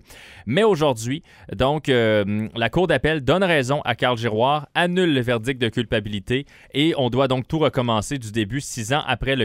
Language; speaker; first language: French; native; French